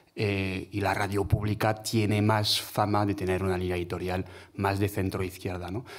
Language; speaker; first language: Spanish; non-native, fluent; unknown